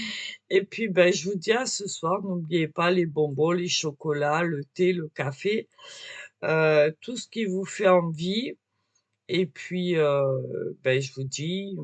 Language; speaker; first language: French; native; French